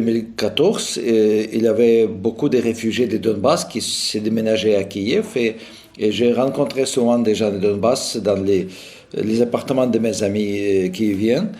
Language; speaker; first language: French; non-native, fluent; Russian